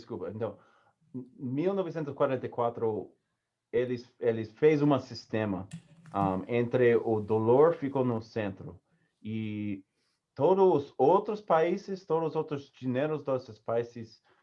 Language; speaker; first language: Portuguese; non-native, learner; English